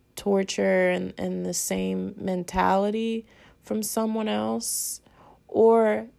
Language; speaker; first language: English; early bilingual, other home language; Spanish